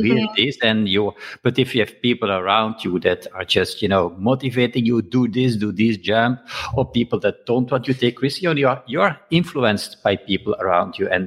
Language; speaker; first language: English; non-native, fluent; Dutch